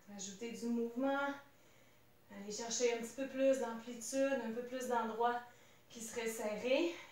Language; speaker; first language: French; native; French